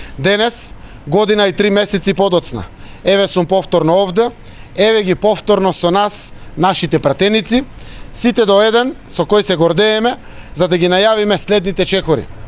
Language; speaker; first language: Macedonian; native; Macedonian